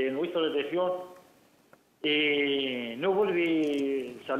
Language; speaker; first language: Spanish; non-native, learner; Arabic